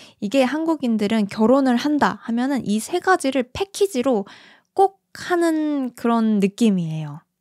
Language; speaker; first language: Korean; native; Korean